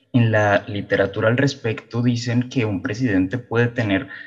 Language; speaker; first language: Spanish; native; Spanish